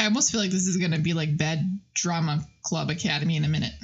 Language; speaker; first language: English; native; English